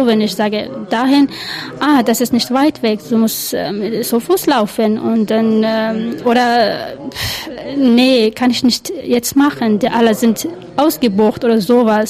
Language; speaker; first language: German; non-native, learner; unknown